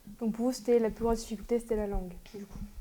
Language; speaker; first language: French; native; French